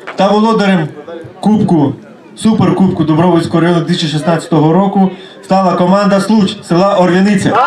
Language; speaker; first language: Ukrainian; native; Ukrainian